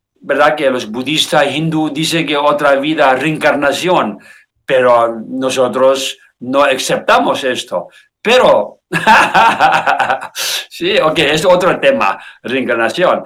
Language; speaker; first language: Spanish; non-native, learner; Tibetan